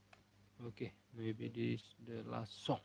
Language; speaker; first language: English; non-native, learner; Indonesian